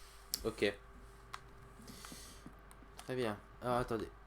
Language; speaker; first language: French; native; French